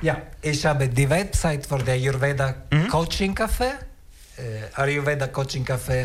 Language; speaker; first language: German; non-native, learner; Italian